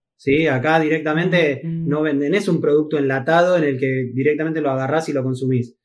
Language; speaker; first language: Spanish; native; Spanish